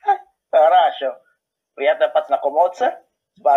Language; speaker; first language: Russian; non-native, learner; Indonesian